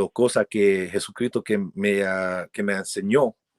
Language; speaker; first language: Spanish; early bilingual, heritage; English